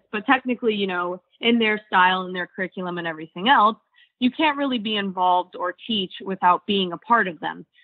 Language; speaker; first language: English; native; English